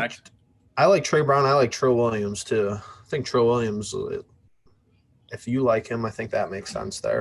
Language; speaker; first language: English; native; English